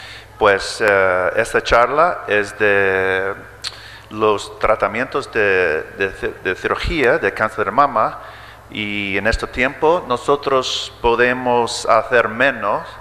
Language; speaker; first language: Spanish; early bilingual, heritage; English